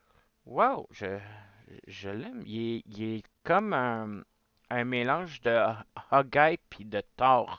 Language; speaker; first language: French; native; French